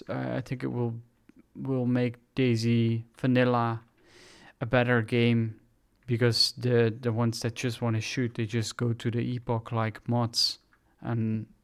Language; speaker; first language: English; non-native, fluent; Dutch